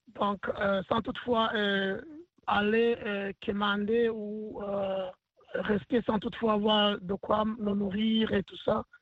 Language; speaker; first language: French; non-native, local second language; Rundi